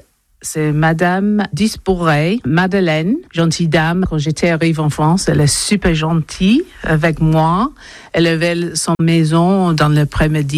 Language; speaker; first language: French; non-native, learner; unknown